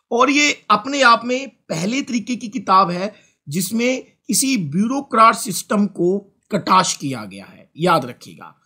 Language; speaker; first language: Hindi; non-native, local second language; Punjabi